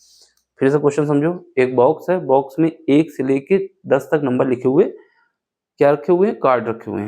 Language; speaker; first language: Hindi; native; Hindi